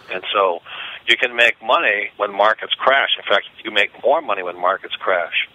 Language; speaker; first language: English; native; English